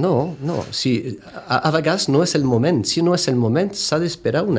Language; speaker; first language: Catalan; non-native, fluent; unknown